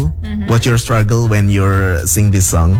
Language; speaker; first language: English; non-native, learner; Indonesian